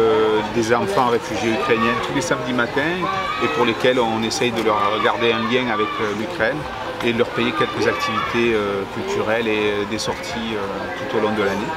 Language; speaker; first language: French; native; French